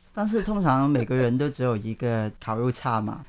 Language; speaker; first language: Chinese; non-native, local second language; Cantonese